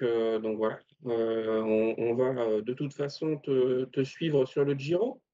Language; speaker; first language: French; native; French